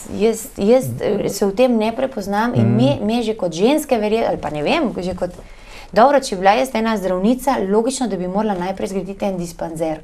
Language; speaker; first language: Slovenian; native; Slovenian